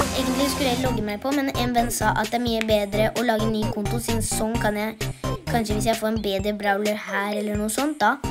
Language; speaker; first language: Norwegian; early bilingual, other home language; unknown